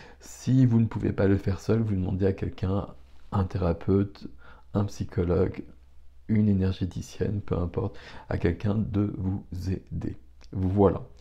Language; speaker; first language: French; native; French